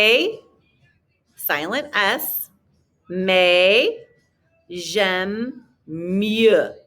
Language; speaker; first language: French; non-native, fluent; English